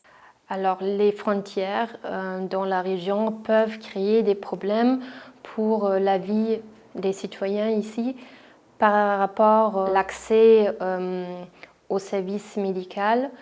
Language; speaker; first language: French; non-native, fluent; German